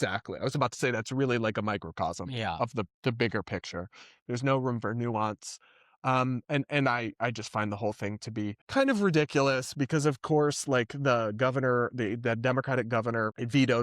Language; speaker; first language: English; native; English